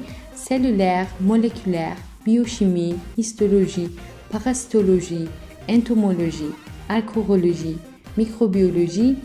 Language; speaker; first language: French; non-native, learner; Turkish